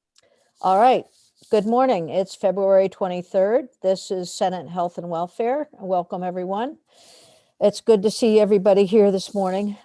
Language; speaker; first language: English; native; English